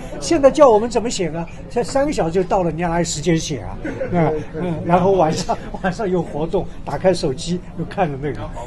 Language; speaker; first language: Chinese; native; Chinese